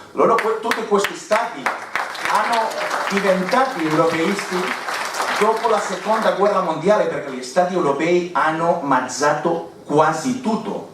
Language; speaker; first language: Italian; non-native, fluent; Catalan